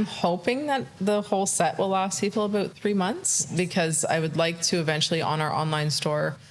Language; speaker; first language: English; native; English